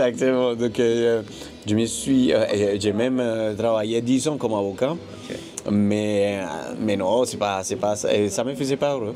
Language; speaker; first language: French; non-native, fluent; Spanish